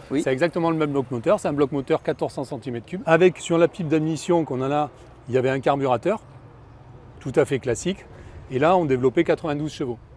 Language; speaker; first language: French; native; French